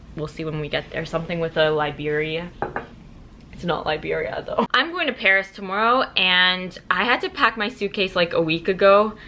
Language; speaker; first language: English; native; English